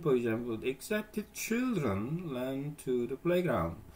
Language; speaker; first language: English; non-native, fluent; Korean